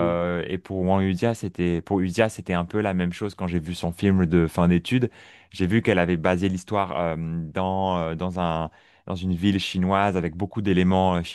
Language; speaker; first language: French; native; French